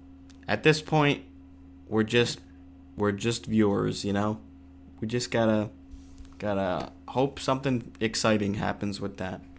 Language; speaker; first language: English; native; English